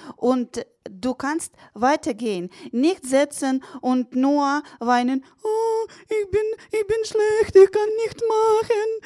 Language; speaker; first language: German; non-native, learner; Ukrainian